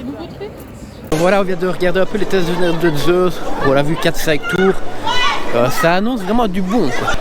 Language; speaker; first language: French; native; French